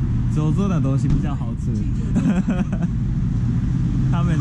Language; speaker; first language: Chinese; non-native, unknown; Japanese